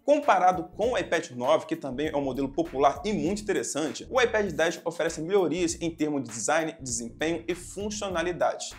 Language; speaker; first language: Portuguese; native; Portuguese